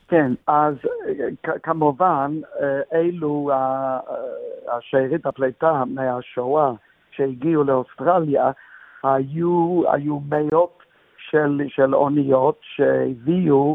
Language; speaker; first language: Hebrew; non-native, fluent; English